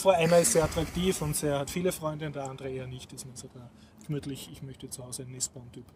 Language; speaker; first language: German; native; German